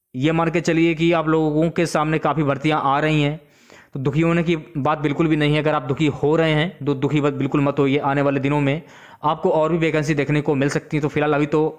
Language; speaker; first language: Hindi; native; Hindi